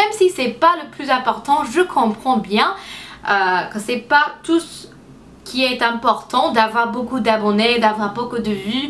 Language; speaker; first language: French; non-native, fluent; English